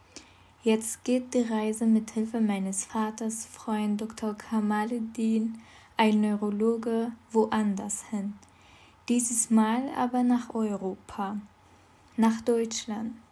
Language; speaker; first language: German; non-native, fluent; Arabic